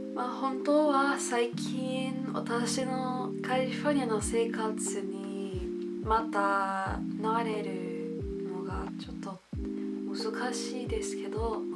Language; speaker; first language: Japanese; non-native, learner; English